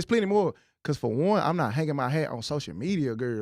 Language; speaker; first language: English; native; English